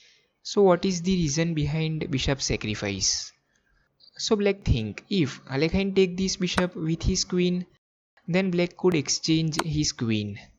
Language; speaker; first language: English; non-native, fluent; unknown